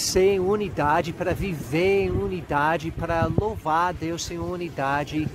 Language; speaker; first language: Portuguese; non-native, fluent; English